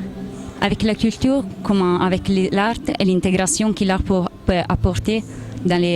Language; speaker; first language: French; non-native, fluent; Italian